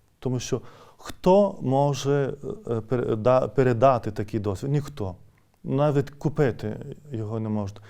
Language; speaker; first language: Ukrainian; non-native, fluent; Lithuanian